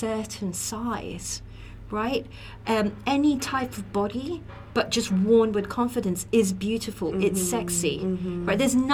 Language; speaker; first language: English; native; English